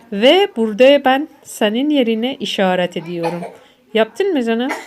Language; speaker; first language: Turkish; non-native, learner; Persian